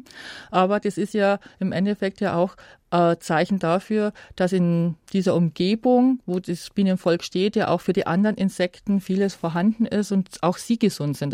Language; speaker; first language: German; native; German